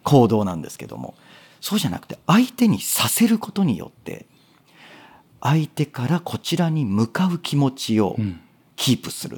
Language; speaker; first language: Japanese; native; Japanese